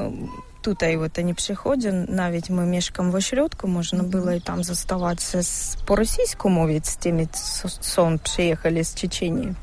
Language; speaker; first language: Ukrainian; non-native, local second language; Russian